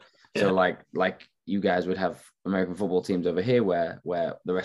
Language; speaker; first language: English; native; English